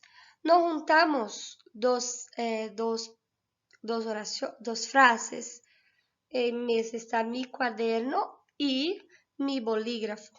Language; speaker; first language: Spanish; non-native, fluent; Portuguese